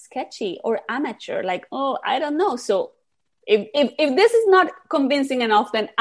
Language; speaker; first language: English; non-native, fluent; Spanish